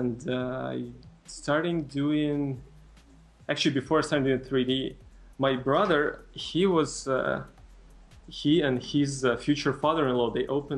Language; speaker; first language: English; non-native, fluent; Russian